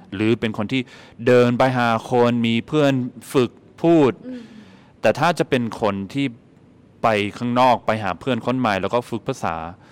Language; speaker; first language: Thai; non-native, fluent; English